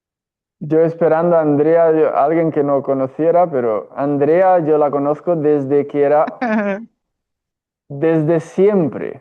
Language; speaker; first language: Spanish; non-native, fluent; Portuguese